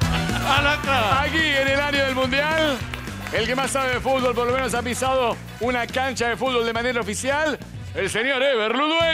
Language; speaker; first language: Spanish; native; Spanish